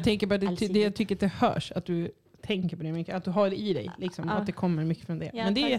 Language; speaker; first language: Swedish; native; Swedish